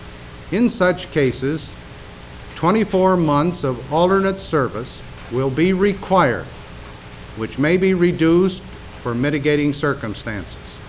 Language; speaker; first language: English; native; English